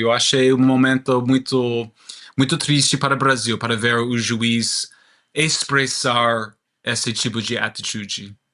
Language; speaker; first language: Portuguese; non-native, learner; English